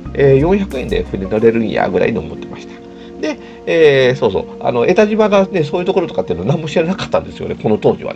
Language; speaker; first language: Japanese; native; Japanese